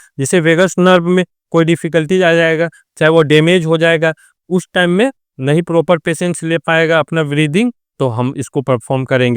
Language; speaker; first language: Hindi; native; Hindi